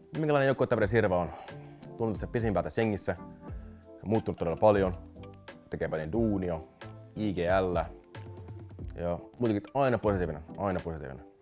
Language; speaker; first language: Finnish; early bilingual, other home language; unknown